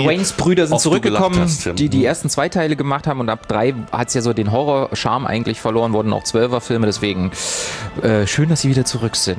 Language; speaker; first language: German; native; German